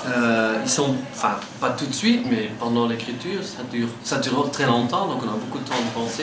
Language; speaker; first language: French; non-native, fluent; Dutch